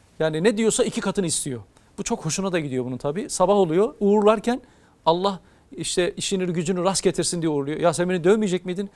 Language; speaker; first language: Turkish; native; Turkish